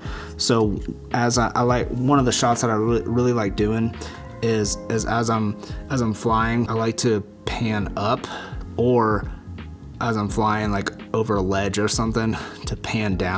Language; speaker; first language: English; native; English